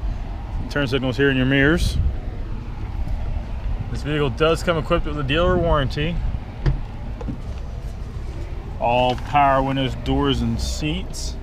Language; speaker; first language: English; native; English